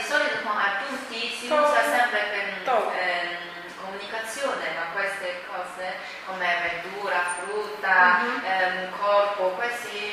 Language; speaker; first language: Italian; non-native, fluent; Chinese